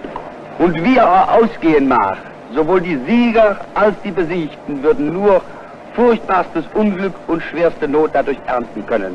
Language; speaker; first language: German; native; German